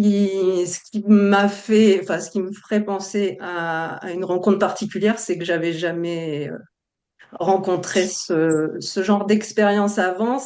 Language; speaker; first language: French; native; French